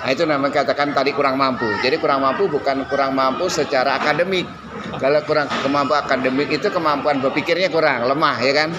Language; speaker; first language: Indonesian; native; Indonesian